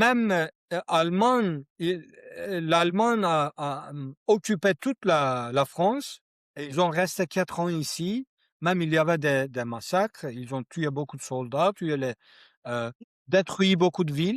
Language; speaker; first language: French; non-native, learner; Kurdish